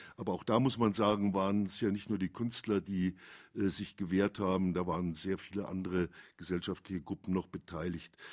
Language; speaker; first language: German; native; German